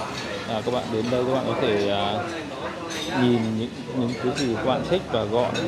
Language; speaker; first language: Vietnamese; native; Vietnamese